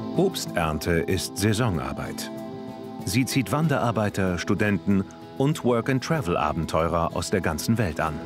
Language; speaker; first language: German; native; German